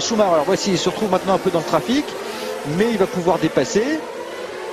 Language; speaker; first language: French; native; French